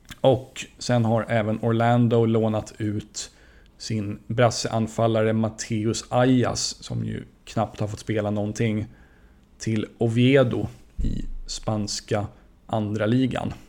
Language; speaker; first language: Swedish; native; Swedish